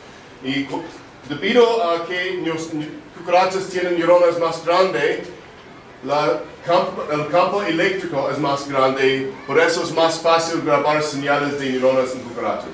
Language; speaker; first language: Spanish; non-native, learner; English